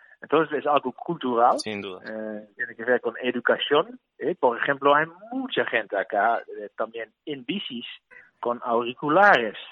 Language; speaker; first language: Spanish; non-native, learner; Dutch